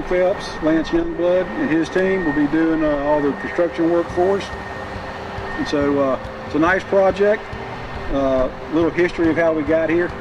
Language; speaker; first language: English; native; English